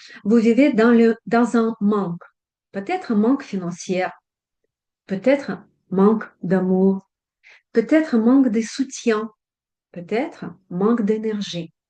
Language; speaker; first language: French; non-native, fluent; Russian